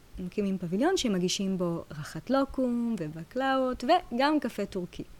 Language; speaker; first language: Hebrew; native; Hebrew